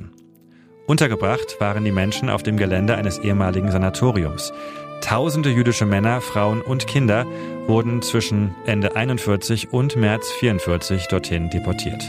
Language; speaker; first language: German; native; German